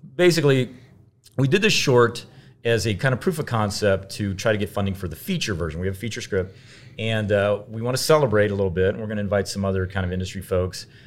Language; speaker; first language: English; native; English